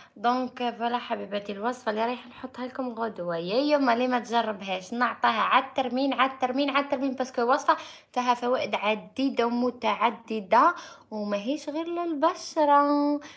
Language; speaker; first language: French; non-native, local second language; Arabic